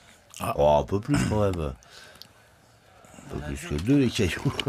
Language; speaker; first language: French; native; French